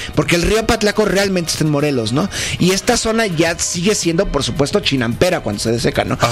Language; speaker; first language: Spanish; native; Spanish